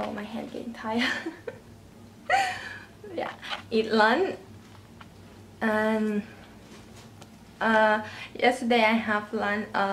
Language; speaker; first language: English; non-native, learner; Thai